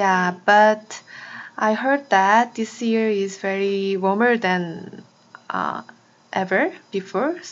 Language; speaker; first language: English; non-native, fluent; Korean